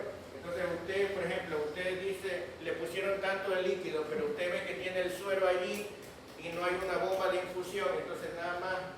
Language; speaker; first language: Spanish; native; Spanish